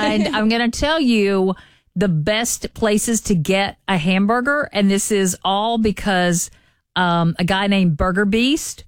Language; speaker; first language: English; native; English